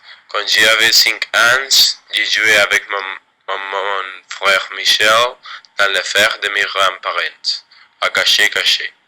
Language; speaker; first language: French; non-native, learner; Spanish